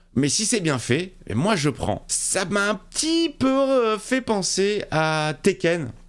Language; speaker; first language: French; native; French